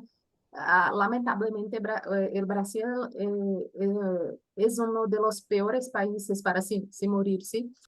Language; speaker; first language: Spanish; non-native, learner; Portuguese